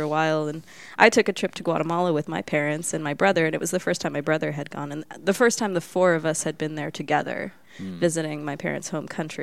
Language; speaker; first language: English; early bilingual, other home language; Spanish